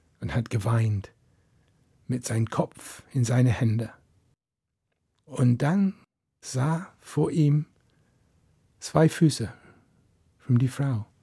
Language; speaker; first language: German; non-native, fluent; English